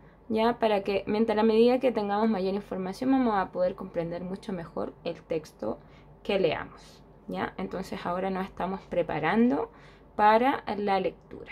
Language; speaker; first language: Spanish; native; Spanish